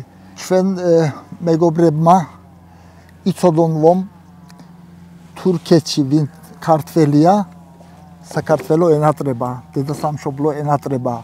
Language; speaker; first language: Georgian; early bilingual, heritage; Georgian